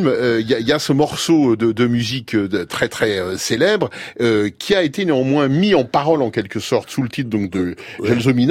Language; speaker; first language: French; native; French